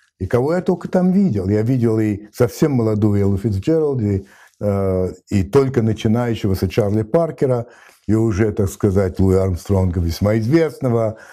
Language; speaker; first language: Russian; non-native, fluent; French